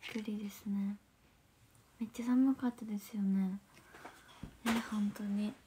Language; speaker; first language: Japanese; native; Japanese